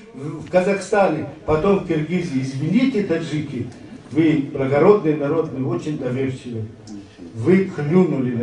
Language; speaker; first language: Russian; non-native, local second language; Tajik